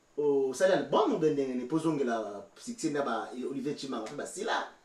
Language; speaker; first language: French; non-native, local second language; Lingala